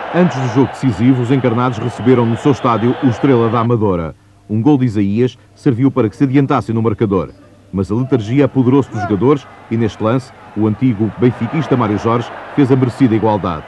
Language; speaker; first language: Portuguese; native; Portuguese